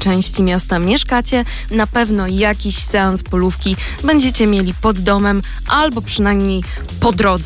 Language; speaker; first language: Polish; native; Polish